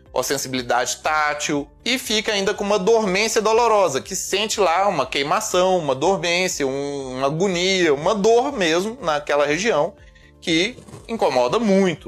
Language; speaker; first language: Portuguese; native; Portuguese